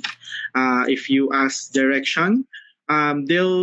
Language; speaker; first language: English; non-native, local second language; Filipino